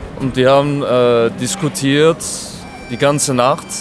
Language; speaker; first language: German; non-native, fluent; French